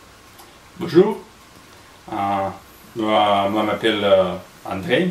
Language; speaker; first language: French; non-native, learner; Russian